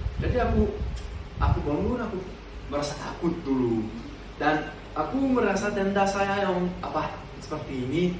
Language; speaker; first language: Indonesian; non-native, learner; French